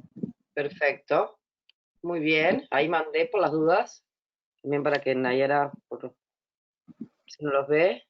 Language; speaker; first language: Spanish; native; Spanish